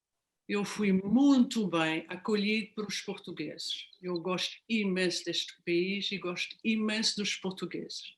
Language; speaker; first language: Portuguese; non-native, fluent; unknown